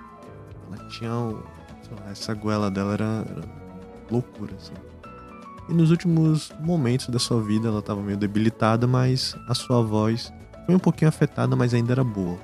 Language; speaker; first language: Portuguese; native; Portuguese